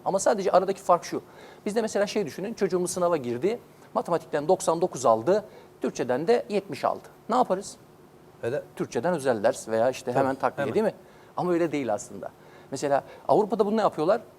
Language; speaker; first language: Turkish; native; Turkish